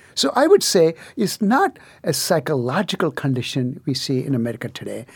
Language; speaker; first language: English; non-native, local second language; Tamil